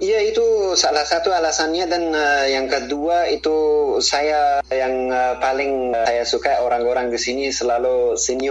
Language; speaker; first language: Indonesian; non-native, fluent; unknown